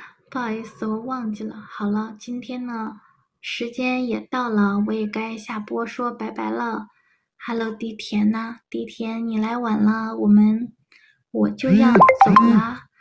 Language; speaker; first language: Chinese; native; Chinese